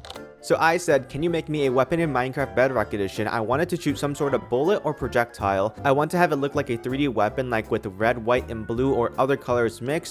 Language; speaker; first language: English; native; English